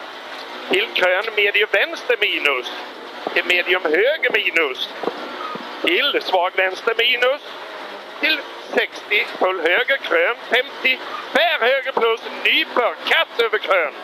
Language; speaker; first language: Swedish; native; Swedish